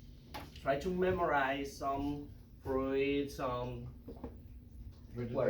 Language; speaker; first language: English; non-native, learner; Spanish